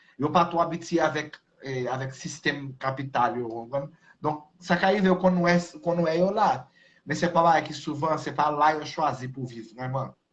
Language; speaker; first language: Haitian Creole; non-native, fluent; Portuguese